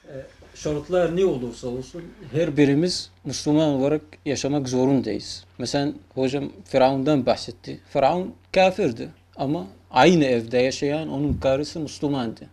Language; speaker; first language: Turkish; non-native, fluent; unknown